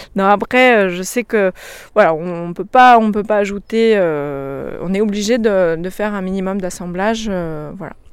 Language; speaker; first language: French; native; French